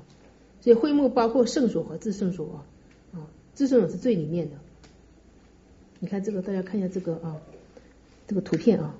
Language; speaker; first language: Chinese; native; Chinese